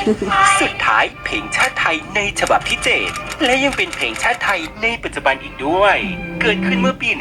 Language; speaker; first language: Thai; native; Thai